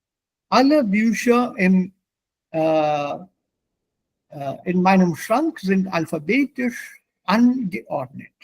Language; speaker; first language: German; non-native, fluent; Hindi